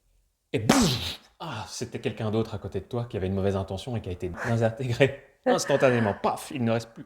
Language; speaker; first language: French; native; French